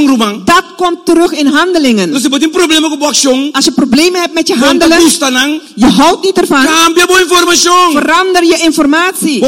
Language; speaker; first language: Dutch; non-native, local second language; Papiamento